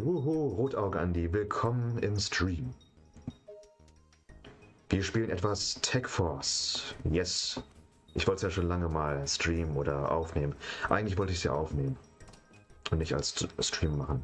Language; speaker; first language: German; native; German